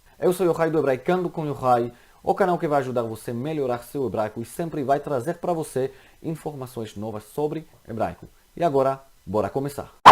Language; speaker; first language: Portuguese; non-native, fluent; Hebrew